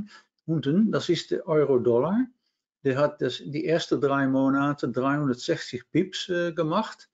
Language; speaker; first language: German; non-native, fluent; Dutch